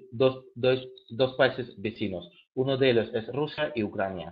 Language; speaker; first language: Spanish; native; Spanish